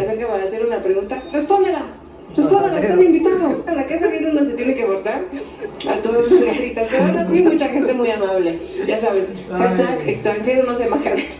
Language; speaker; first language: Spanish; native; Spanish